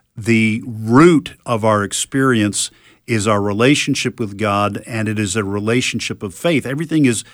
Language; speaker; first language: English; native; English